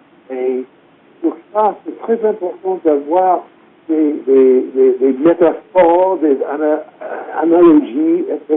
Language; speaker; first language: French; non-native, fluent; English